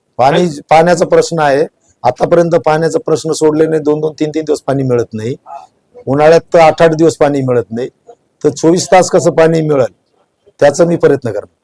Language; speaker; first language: Marathi; non-native, local second language; Lambadi